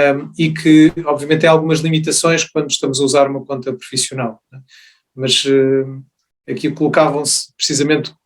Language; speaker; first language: Portuguese; native; Portuguese